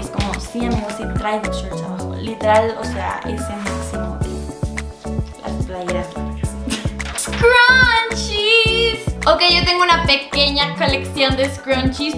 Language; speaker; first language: Spanish; native; Spanish